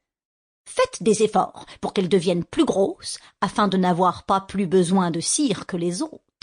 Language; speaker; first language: French; native; French